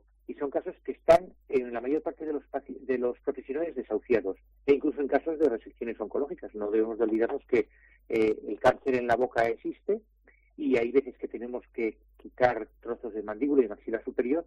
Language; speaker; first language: Spanish; native; Spanish